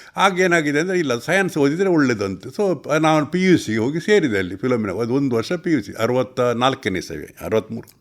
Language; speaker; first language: Kannada; non-native, local second language; Tulu